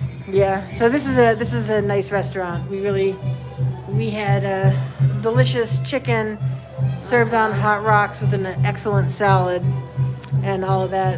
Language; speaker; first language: English; native; English